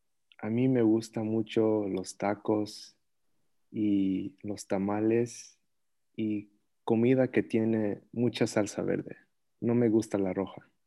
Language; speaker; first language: Spanish; early bilingual, heritage; Spanish